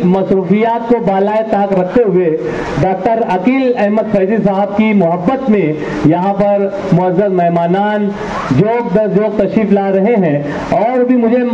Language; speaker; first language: Hindi; non-native, local second language; Urdu